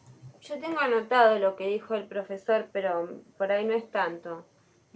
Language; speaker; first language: Spanish; native; Spanish